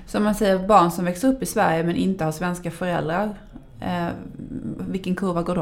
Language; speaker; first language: Swedish; native; Swedish